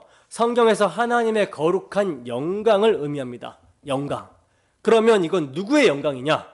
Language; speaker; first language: Korean; native; Korean